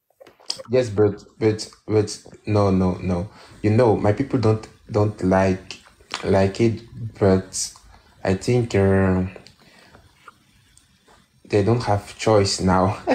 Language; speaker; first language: English; non-native, learner; French